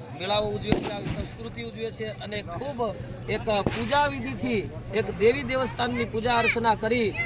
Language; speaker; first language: Gujarati; non-native, local second language; Bhili